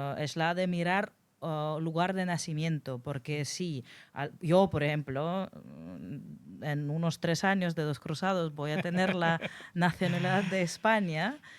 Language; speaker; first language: Spanish; non-native, fluent; Russian